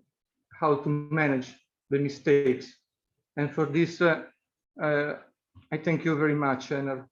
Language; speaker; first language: English; non-native, fluent; Italian